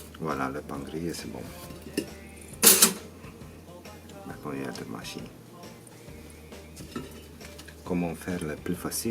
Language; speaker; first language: French; non-native, learner; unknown